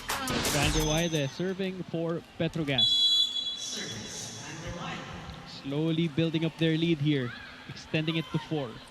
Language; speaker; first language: English; non-native, local second language; Filipino